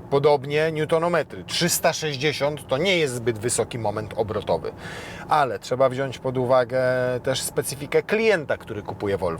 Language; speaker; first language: Polish; native; Polish